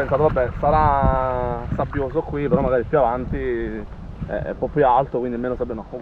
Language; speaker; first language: Italian; native; Italian